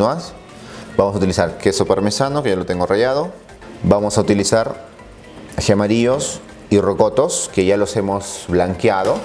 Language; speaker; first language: Spanish; native; Spanish